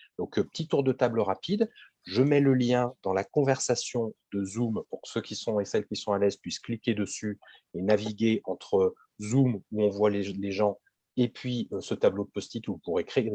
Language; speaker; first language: French; native; French